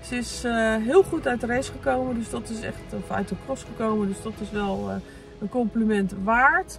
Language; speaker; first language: Dutch; native; Dutch